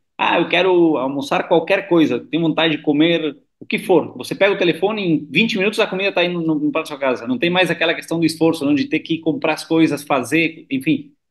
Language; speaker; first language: Portuguese; non-native, fluent; Spanish